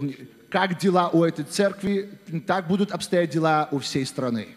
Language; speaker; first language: Russian; native; Russian